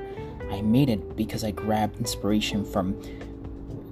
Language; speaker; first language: English; non-native, fluent; Spanish